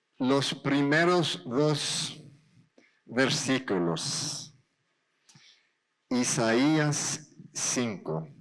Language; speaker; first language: Spanish; non-native, learner; English